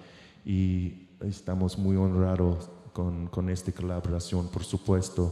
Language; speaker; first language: Spanish; non-native, learner; English